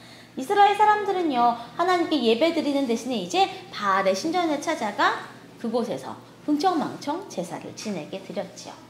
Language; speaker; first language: Korean; native; Korean